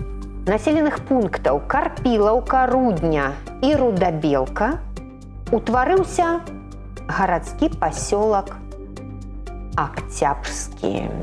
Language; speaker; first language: Belarusian; native; Belarusian